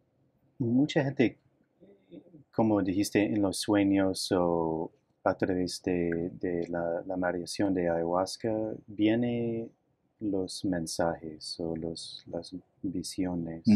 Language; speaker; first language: Spanish; non-native, fluent; English